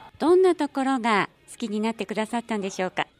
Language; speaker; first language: Japanese; native; Japanese